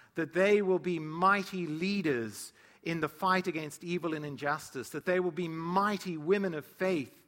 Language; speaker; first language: English; native; English